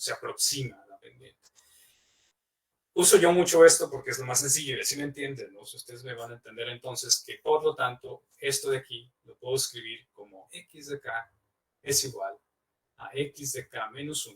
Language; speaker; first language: Spanish; native; Spanish